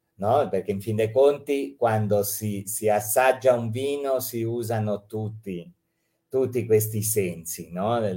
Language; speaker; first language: Italian; early bilingual, heritage; Italian